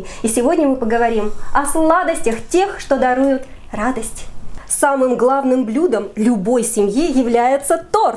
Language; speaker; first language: Russian; native; Russian